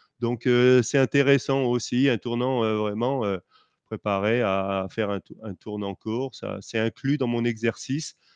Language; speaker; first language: French; native; French